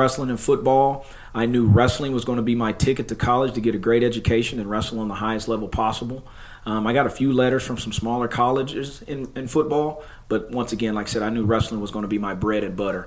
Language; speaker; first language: English; native; English